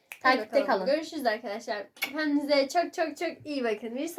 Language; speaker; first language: Turkish; native; Turkish